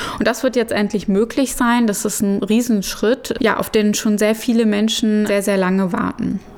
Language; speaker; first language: German; early bilingual, other home language; Arabic